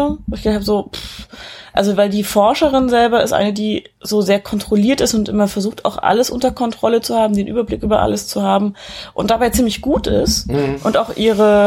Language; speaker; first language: German; native; German